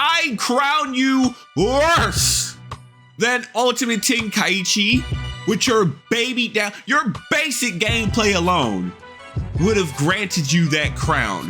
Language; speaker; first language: English; native; English